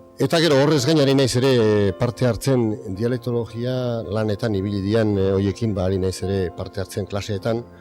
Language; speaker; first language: Basque; non-native, local second language; Spanish